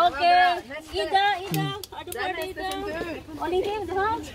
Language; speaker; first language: Norwegian; non-native, learner; Filipino